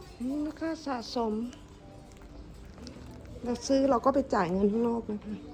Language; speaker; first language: Thai; native; Thai